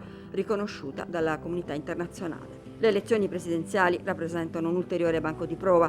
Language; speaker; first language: Italian; native; Italian